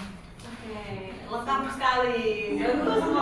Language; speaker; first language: Indonesian; native; Indonesian